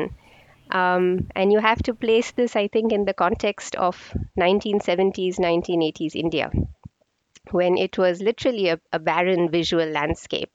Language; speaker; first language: English; non-native, local second language; Marathi